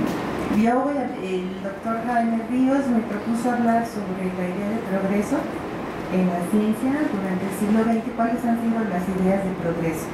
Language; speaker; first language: Spanish; native; Spanish